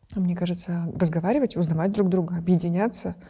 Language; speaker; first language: Russian; non-native, local second language; Kyrgyz